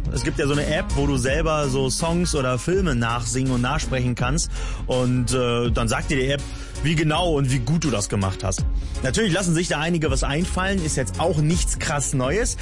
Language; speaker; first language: German; native; German